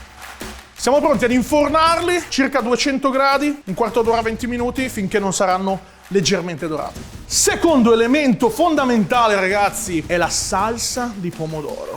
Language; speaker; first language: Italian; native; Italian